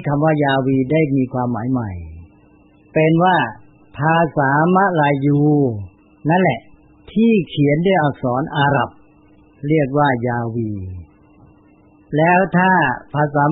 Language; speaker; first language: Thai; native; Thai